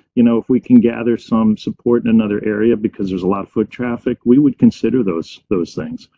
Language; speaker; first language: English; native; English